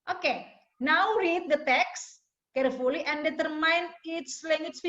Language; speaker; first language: English; non-native, fluent; Indonesian